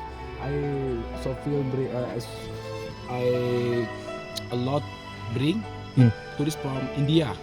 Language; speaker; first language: English; non-native, learner; Sundanese